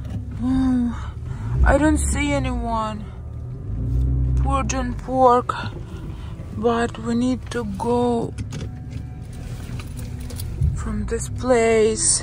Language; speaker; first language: English; non-native, learner; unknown